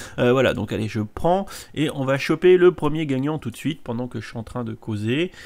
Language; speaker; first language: French; native; French